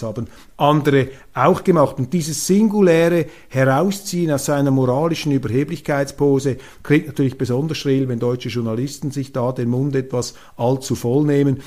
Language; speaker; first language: German; native; German